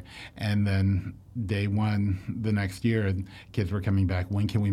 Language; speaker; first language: English; native; English